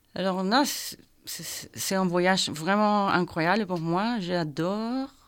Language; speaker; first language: French; non-native, fluent; Spanish